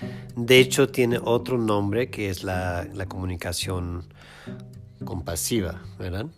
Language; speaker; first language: Spanish; non-native, fluent; English